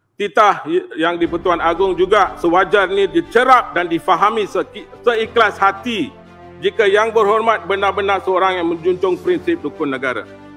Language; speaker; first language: Malay; non-native, local second language; Tamil